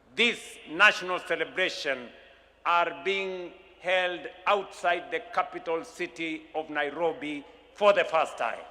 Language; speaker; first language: English; non-native, local second language; Kalenjin